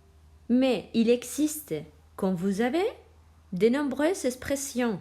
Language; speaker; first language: French; non-native, fluent; Spanish